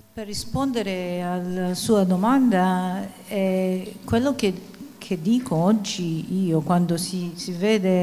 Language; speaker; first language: Italian; non-native, fluent; Maltese